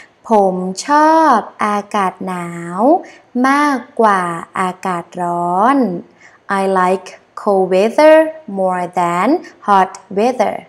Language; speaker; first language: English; non-native, learner; Thai